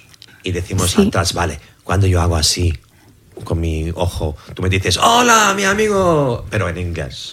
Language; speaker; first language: Spanish; non-native, fluent; English